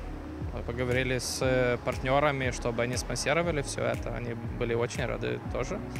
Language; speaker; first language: Russian; non-native, local second language; Romanian